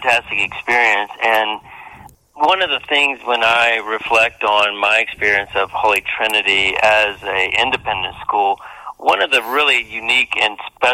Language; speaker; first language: English; native; English